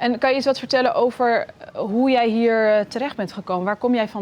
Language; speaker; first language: Dutch; native; Dutch